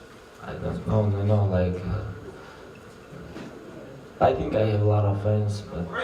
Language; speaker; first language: English; non-native, learner; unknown